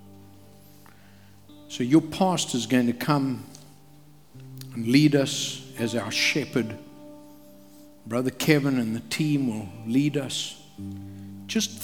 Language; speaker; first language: English; native; English